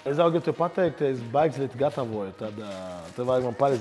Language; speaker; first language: Latvian; non-native, learner; Portuguese